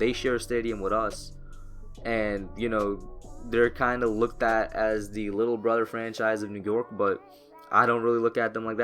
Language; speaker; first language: English; native; English